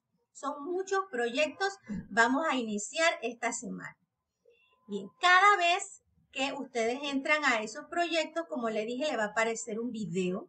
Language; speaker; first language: Spanish; native; Spanish